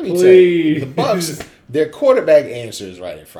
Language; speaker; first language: English; native; English